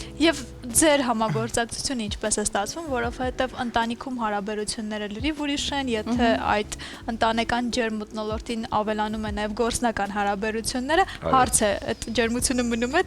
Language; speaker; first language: Armenian; native; Armenian